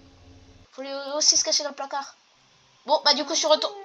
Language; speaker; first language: French; native; French